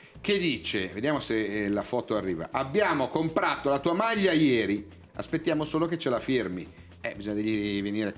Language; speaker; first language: Italian; native; Italian